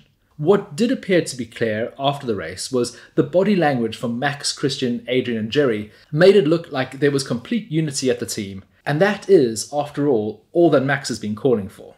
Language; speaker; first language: English; native; English